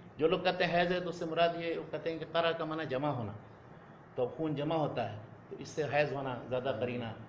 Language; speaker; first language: Urdu; native; Urdu